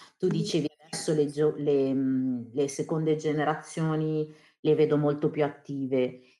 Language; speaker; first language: Italian; early bilingual, other home language; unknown